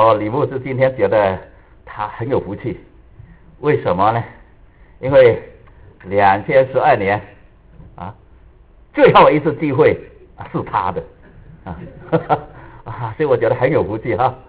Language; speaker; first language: Chinese; native; Chinese